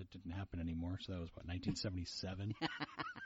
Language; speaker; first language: English; early bilingual, other home language; Portuguese